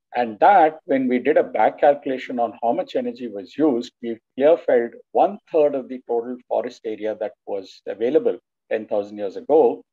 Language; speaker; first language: English; non-native, local second language; Telugu